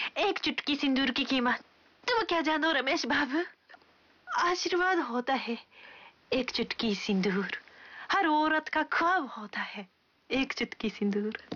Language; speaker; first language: Hindi; non-native, fluent; Japanese